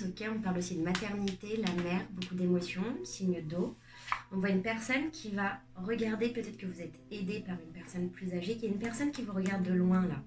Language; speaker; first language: French; native; French